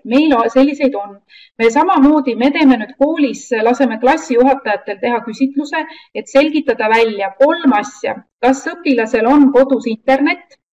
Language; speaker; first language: Estonian; native; Estonian